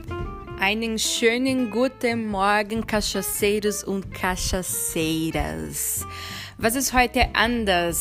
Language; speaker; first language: German; non-native, fluent; Portuguese